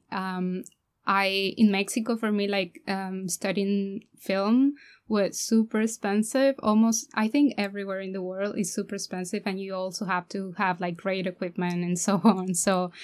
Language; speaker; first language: English; non-native, fluent; Spanish